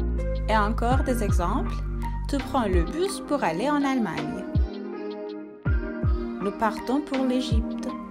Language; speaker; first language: French; non-native, fluent; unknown